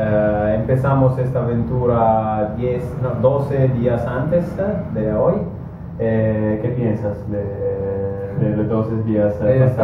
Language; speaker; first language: Spanish; non-native, learner; Italian